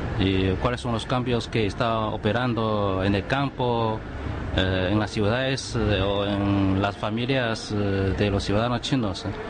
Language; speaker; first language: Spanish; non-native, fluent; Chinese